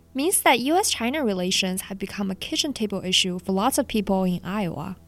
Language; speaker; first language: English; non-native, fluent; Chinese